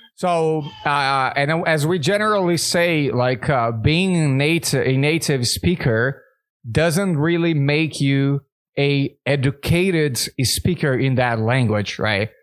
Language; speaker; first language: English; non-native, fluent; Portuguese